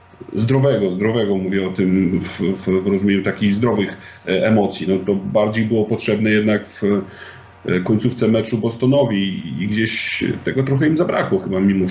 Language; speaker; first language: Polish; native; Polish